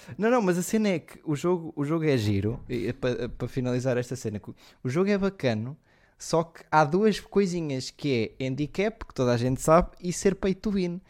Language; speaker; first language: Portuguese; native; Portuguese